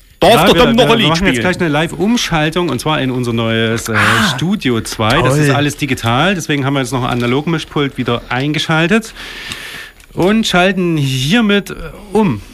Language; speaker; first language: German; native; German